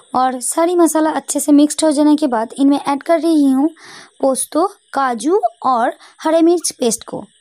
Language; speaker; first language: Hindi; non-native, local second language; Bangla